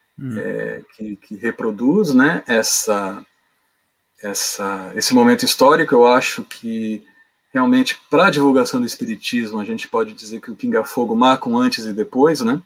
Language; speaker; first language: Portuguese; native; Portuguese